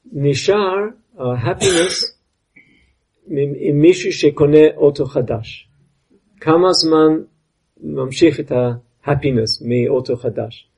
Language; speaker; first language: Hebrew; non-native, fluent; English